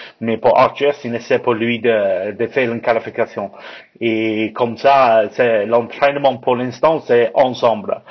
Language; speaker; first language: French; non-native, learner; English